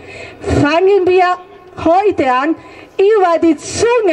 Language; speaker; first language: German; non-native, fluent; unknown